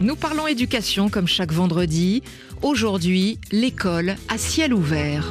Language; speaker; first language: French; native; French